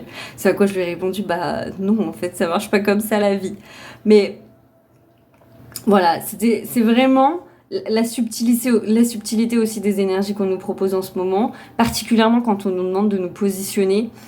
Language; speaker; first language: French; native; French